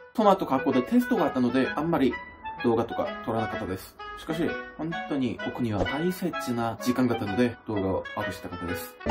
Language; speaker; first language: Japanese; non-native, fluent; Korean